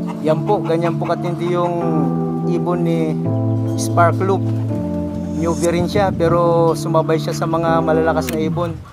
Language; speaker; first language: Filipino; non-native, local second language; Iloko